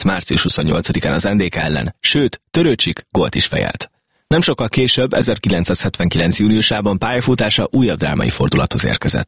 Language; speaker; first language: Hungarian; native; Hungarian